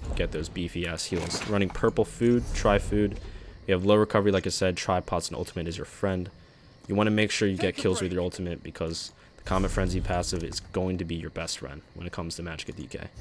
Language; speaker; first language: English; native; English